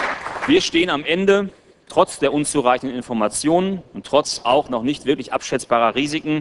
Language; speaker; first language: German; native; German